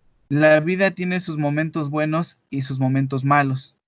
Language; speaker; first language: Spanish; native; Spanish